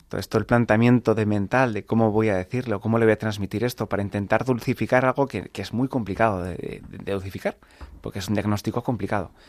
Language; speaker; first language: Spanish; native; Spanish